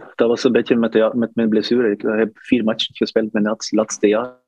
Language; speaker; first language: Dutch; non-native, fluent; Norwegian